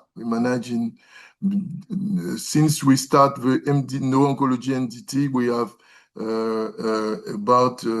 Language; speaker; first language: English; non-native, learner; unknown